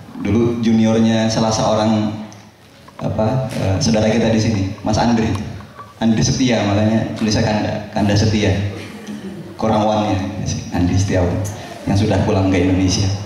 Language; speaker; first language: Indonesian; native; Indonesian